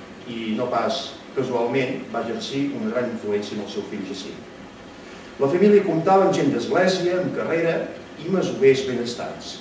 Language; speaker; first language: Catalan; native; Catalan